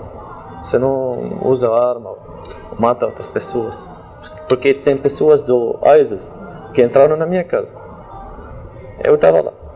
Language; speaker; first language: Portuguese; non-native, learner; Arabic